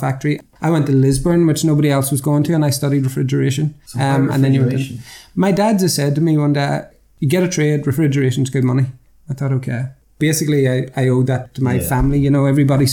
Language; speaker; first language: English; native; English